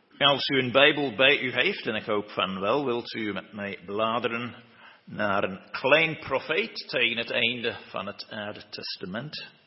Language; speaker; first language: Dutch; non-native, fluent; English